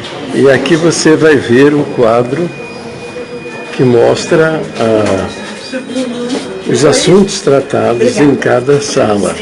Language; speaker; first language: Portuguese; native; Portuguese